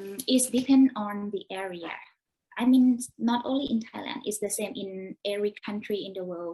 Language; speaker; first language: English; non-native, learner; Thai